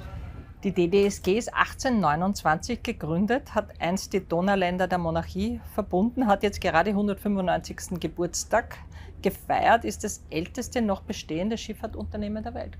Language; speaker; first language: German; native; German